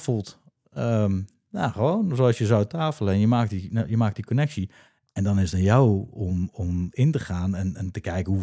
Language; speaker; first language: Dutch; native; Dutch